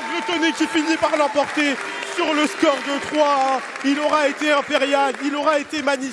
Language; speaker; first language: French; native; French